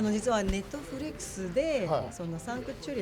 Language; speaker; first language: Japanese; non-native, fluent; Chinese